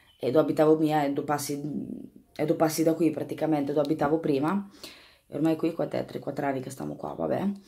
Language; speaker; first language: Italian; native; Italian